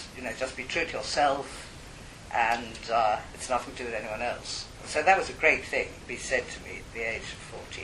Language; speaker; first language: English; native; English